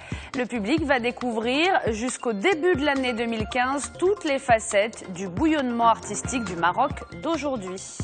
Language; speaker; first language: French; non-native, local second language; Arabic